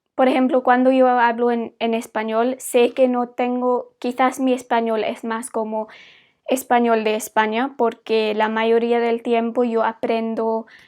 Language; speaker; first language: Spanish; non-native, fluent; English